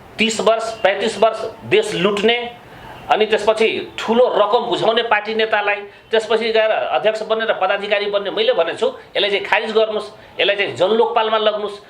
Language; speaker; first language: Nepali; non-native, local second language; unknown